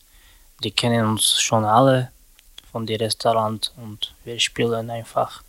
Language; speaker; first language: German; non-native, learner; Romany